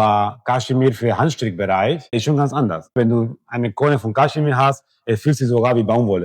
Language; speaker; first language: German; non-native, fluent; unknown